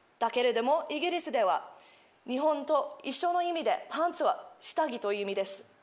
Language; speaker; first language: Japanese; non-native, fluent; English